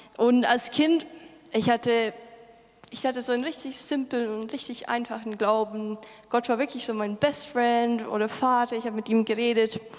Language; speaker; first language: German; non-native, fluent; Lithuanian